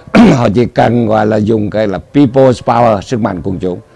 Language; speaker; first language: Vietnamese; native; Vietnamese